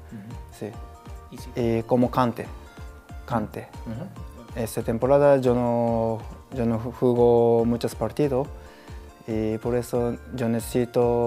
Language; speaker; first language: Spanish; non-native, learner; Japanese